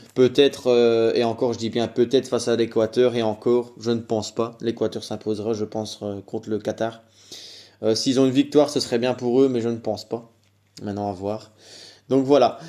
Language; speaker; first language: French; native; French